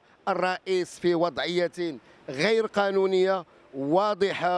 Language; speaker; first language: Arabic; native; Arabic